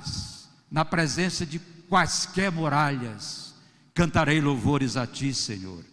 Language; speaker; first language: Portuguese; native; Portuguese